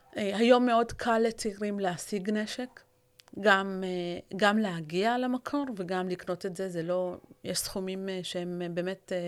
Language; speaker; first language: Hebrew; non-native, local second language; Arabic